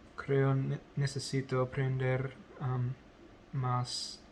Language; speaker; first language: Spanish; non-native, learner; English